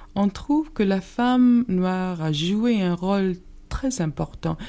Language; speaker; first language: French; non-native, fluent; English